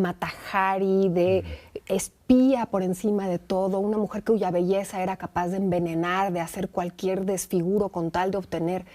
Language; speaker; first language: Spanish; native; Spanish